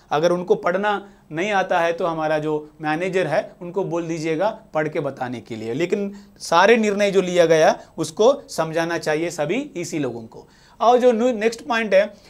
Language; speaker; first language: Hindi; non-native, local second language; Telugu